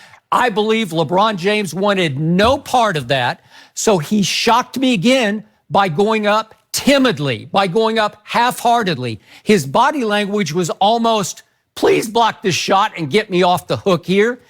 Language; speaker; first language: English; native; English